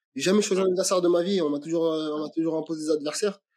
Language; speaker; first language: French; native; French